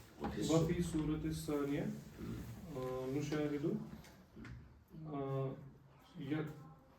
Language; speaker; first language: Arabic; non-native, learner; Urdu